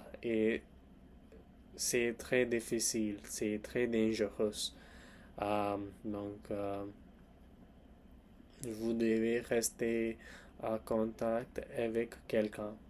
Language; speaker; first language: French; non-native, learner; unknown